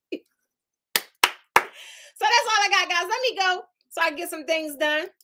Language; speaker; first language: English; native; English